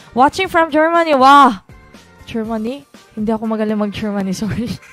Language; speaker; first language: English; non-native, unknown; Korean